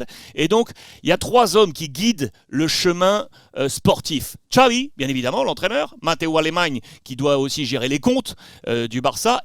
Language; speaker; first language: French; native; French